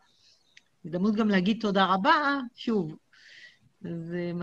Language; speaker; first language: Hebrew; native; Hebrew